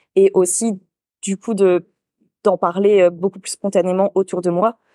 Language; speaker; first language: French; native; French